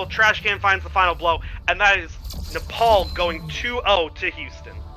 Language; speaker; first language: English; native; English